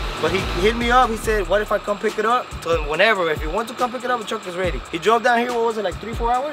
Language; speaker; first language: English; early bilingual, other home language; Spanish